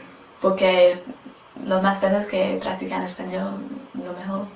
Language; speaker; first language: Spanish; non-native, learner; English